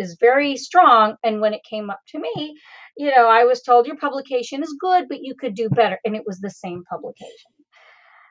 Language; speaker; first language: English; native; English